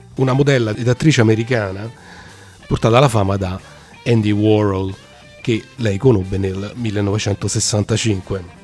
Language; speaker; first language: Italian; native; Italian